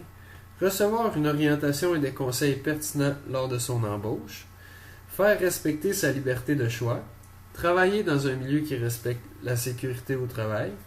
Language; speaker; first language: French; native; French